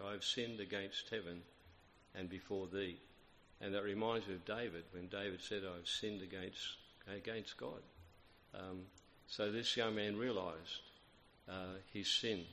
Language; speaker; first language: English; native; English